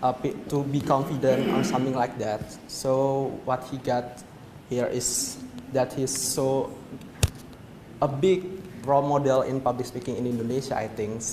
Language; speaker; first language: English; non-native, learner; Indonesian